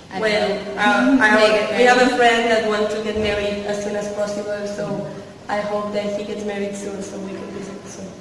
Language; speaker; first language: English; non-native, fluent; Spanish